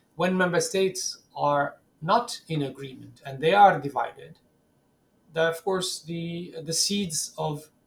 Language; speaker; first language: English; non-native, fluent; Arabic